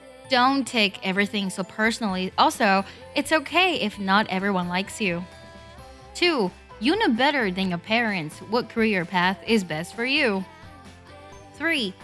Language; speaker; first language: English; non-native, fluent; Chinese